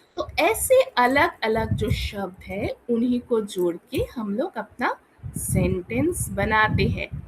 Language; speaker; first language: Hindi; non-native, local second language; Bangla